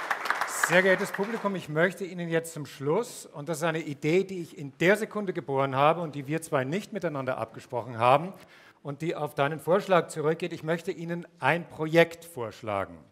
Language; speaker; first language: German; native; German